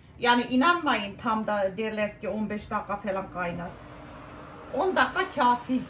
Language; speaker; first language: Turkish; early bilingual, heritage; Turkish